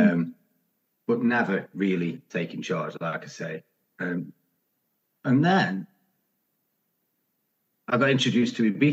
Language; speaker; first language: English; native; English